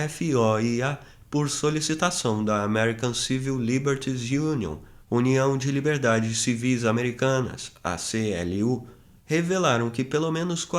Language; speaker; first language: Portuguese; native; Portuguese